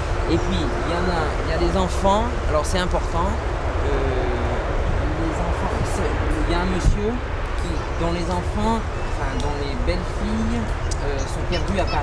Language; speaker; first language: French; native; French